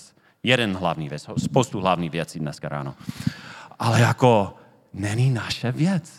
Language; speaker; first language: Czech; non-native, fluent; English